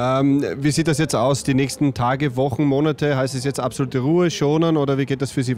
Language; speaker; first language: German; native; German